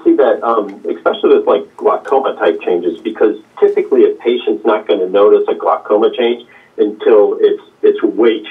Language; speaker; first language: English; native; English